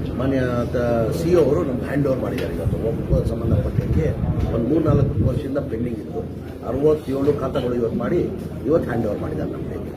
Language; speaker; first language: Kannada; non-native, local second language; Urdu